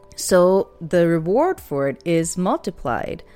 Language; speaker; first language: English; non-native, local second language; Urdu